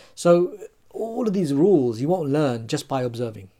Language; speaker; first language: English; native; English